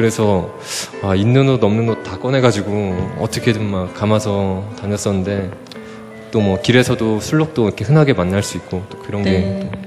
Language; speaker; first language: Korean; native; Korean